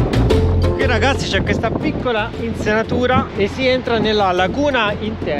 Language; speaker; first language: Italian; native; Italian